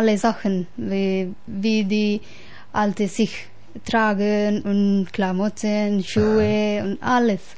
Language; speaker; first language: German; non-native, learner; Punjabi